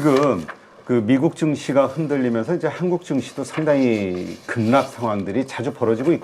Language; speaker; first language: Korean; native; Korean